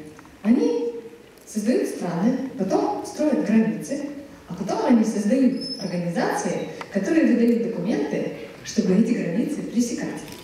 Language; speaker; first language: Russian; non-native, fluent; Lithuanian